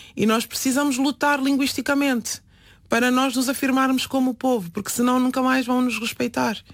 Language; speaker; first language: Portuguese; non-native, local second language; Upper Guinea Crioulo